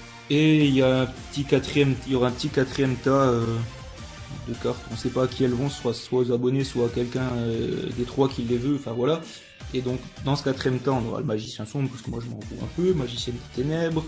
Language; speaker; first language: French; native; French